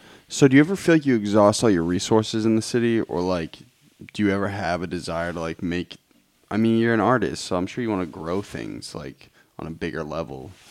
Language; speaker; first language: English; native; English